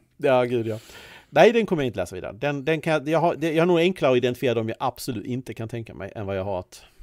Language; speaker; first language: Swedish; native; Swedish